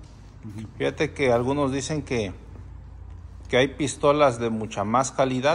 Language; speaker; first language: Spanish; native; Spanish